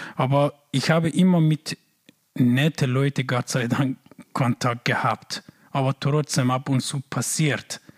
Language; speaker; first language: German; non-native, learner; Persian